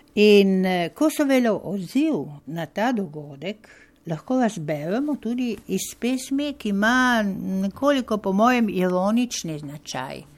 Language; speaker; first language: Slovenian; native; Slovenian